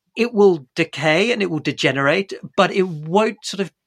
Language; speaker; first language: English; native; English